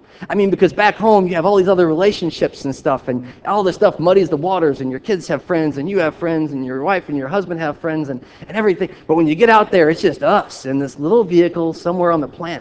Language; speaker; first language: English; native; English